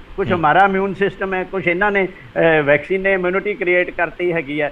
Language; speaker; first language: Hindi; non-native, local second language; Punjabi